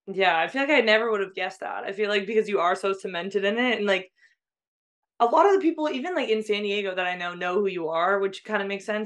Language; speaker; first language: English; native; English